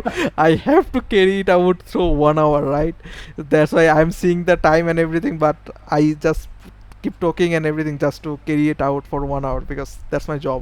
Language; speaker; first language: English; non-native, fluent; Bangla